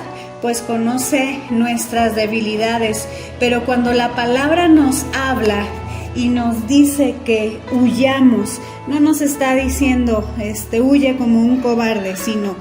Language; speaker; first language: Spanish; native; Spanish